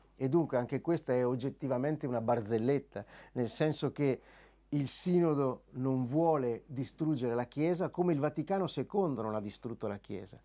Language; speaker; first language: Italian; native; Italian